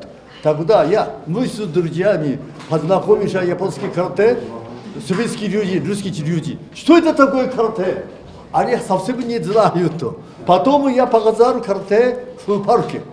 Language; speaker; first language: Russian; non-native, learner; Japanese